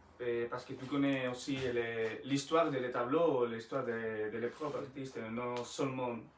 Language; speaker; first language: French; non-native, learner; Spanish